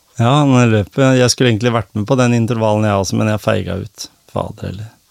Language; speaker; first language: Norwegian; native; Norwegian